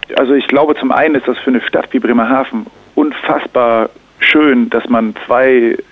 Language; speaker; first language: German; native; German